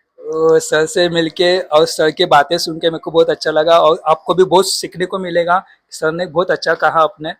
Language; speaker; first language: Hindi; non-native, local second language; Marathi